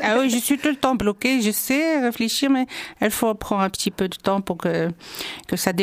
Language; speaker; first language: French; non-native, local second language; Arabic